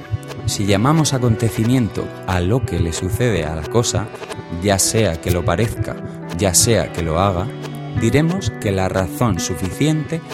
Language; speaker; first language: Spanish; native; Spanish